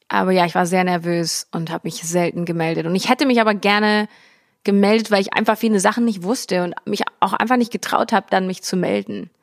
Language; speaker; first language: German; early bilingual, heritage; English